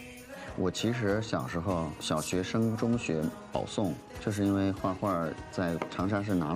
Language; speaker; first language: Chinese; native; Chinese